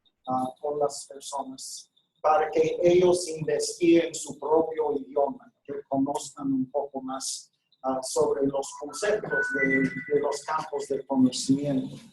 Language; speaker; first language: Spanish; non-native, fluent; English